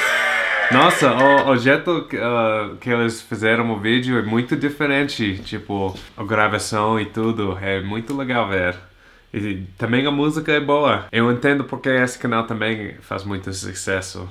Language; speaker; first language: Portuguese; non-native, learner; English